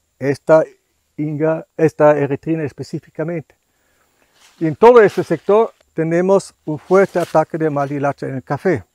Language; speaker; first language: Spanish; non-native, fluent; German